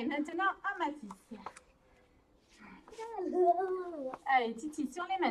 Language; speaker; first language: French; native; French